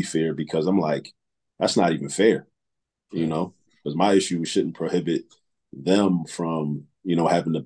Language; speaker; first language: English; native; English